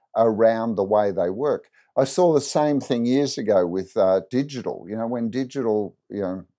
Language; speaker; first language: English; native; English